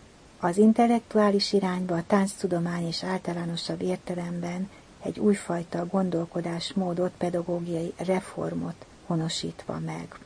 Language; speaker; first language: Hungarian; native; Hungarian